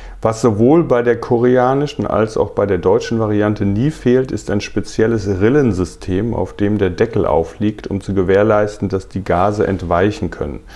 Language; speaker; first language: German; native; German